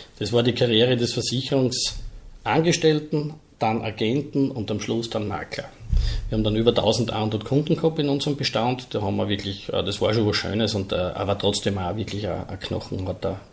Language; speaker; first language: German; native; German